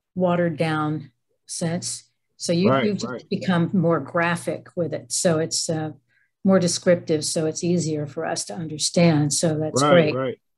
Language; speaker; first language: English; native; English